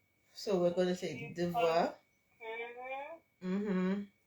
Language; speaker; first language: French; non-native, fluent; English